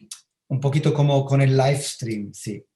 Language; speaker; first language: Spanish; non-native, fluent; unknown